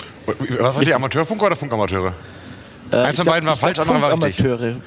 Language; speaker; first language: German; native; German